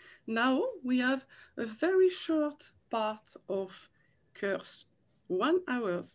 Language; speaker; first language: English; non-native, learner; French